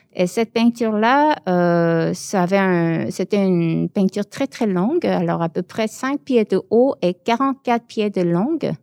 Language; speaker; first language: French; early bilingual, other home language; Korean